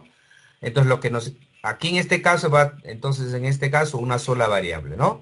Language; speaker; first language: Spanish; native; Spanish